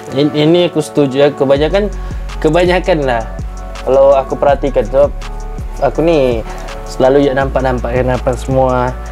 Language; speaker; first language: Malay; native; Malay